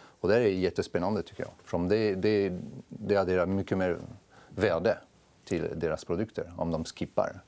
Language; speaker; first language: Swedish; non-native, fluent; French